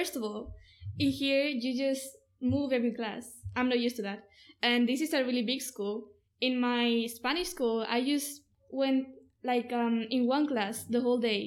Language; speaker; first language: English; non-native, fluent; Spanish